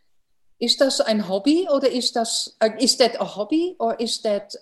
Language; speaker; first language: German; non-native, fluent; English